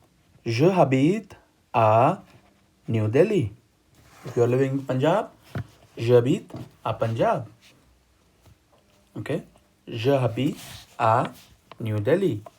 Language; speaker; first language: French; non-native, learner; Hindi